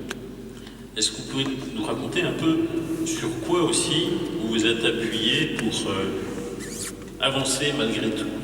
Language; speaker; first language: French; native; French